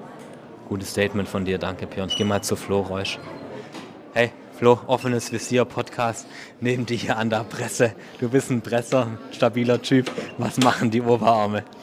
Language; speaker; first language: German; native; German